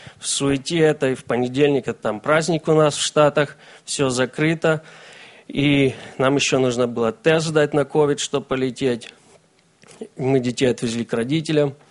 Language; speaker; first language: Russian; native; Russian